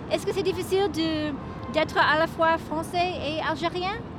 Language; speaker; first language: French; non-native, fluent; English